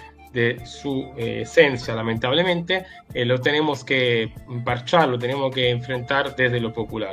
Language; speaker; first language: Spanish; native; Spanish